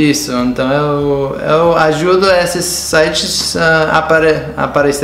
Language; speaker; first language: Portuguese; non-native, fluent; English